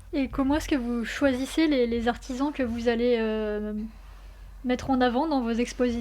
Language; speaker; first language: French; native; French